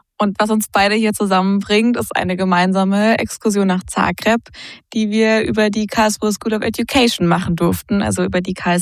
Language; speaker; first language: German; native; German